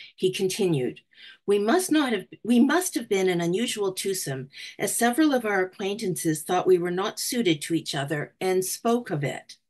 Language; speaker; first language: English; native; English